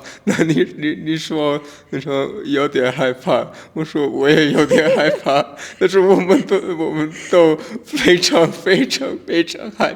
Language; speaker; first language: Chinese; non-native, learner; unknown